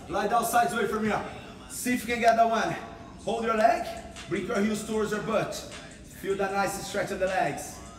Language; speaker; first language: English; non-native, fluent; Portuguese